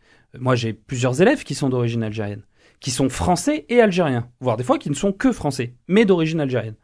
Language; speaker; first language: French; native; French